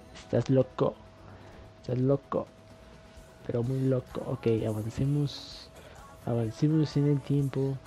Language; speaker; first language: Spanish; native; Spanish